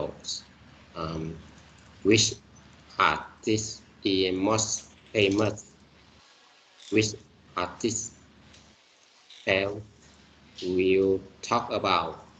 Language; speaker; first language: English; non-native, learner; Vietnamese